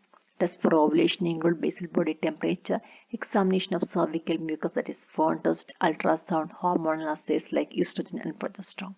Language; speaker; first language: English; non-native, local second language; Malayalam